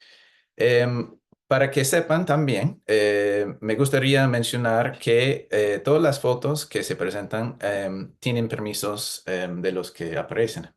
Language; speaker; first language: Spanish; non-native, fluent; English